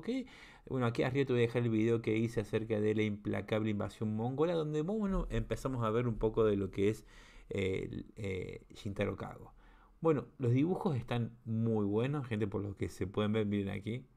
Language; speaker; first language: Spanish; native; Spanish